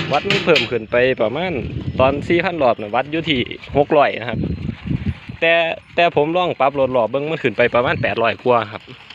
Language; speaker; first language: Thai; native; Thai